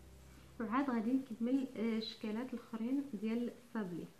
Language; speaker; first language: Arabic; native; Arabic